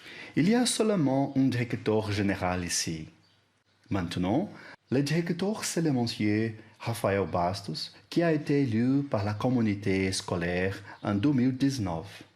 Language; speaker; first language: French; non-native, learner; Portuguese